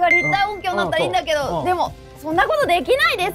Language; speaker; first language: Japanese; native; Japanese